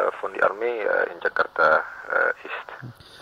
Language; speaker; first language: German; non-native, learner; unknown